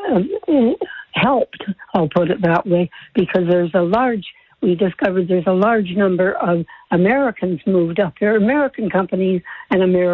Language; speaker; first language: English; native; English